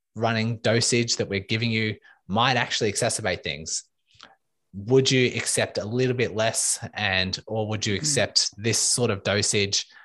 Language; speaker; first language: English; native; English